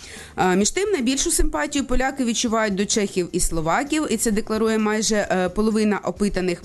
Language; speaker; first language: Ukrainian; native; Ukrainian